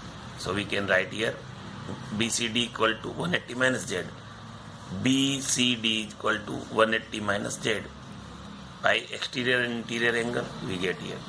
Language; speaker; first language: English; non-native, local second language; Hindi